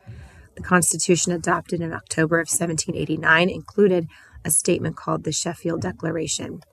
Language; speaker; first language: English; native; English